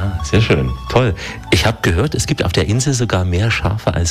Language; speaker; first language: German; native; German